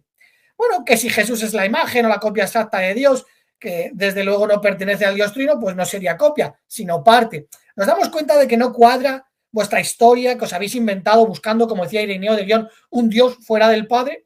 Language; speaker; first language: Spanish; native; Spanish